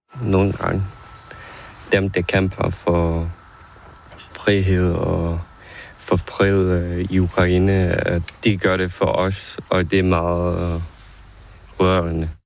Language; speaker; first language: Danish; non-native, fluent; Ukrainian